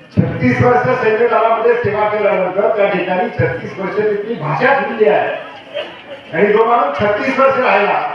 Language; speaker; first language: Marathi; native; Marathi